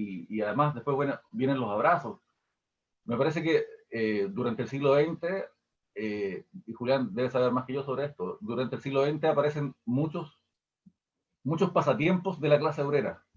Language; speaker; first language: Spanish; native; Spanish